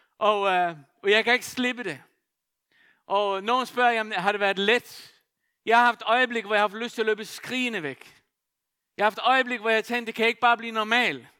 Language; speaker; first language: Danish; non-native, local second language; Faroese